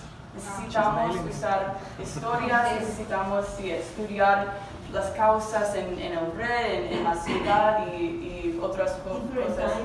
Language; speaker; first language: Spanish; non-native, learner; English